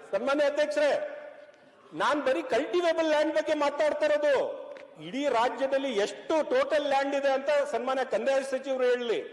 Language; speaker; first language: Kannada; non-native, local second language; Urdu